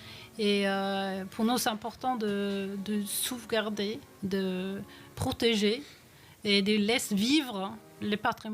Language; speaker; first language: French; non-native, fluent; Norwegian